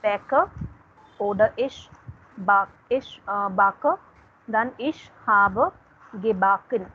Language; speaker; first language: German; non-native, fluent; Hindi